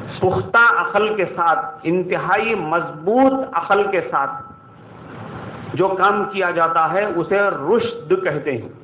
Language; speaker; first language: Urdu; native; Urdu